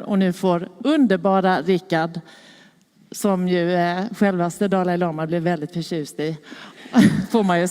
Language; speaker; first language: Swedish; native; Swedish